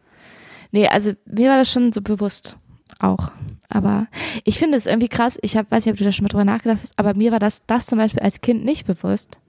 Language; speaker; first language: German; native; German